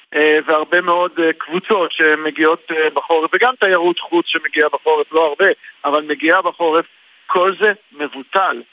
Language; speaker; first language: Hebrew; native; Hebrew